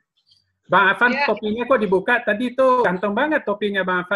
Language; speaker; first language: Indonesian; native; Indonesian